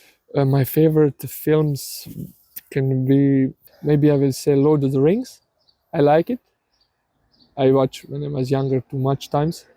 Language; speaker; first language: English; non-native, learner; Serbian